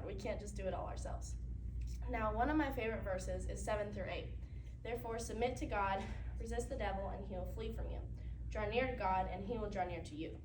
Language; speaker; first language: English; native; English